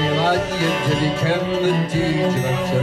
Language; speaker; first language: German; non-native, learner; English